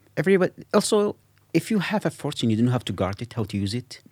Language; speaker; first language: English; non-native, fluent; Arabic